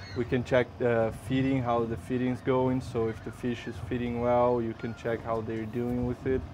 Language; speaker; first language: English; non-native, fluent; Portuguese